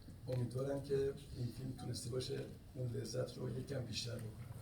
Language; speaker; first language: Persian; native; Persian